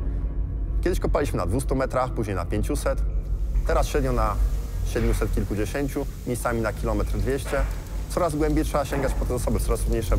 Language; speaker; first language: Polish; native; Polish